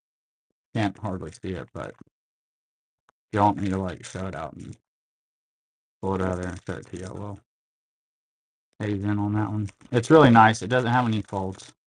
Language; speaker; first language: English; native; English